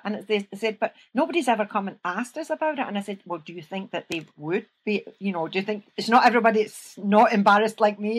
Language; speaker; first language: English; native; English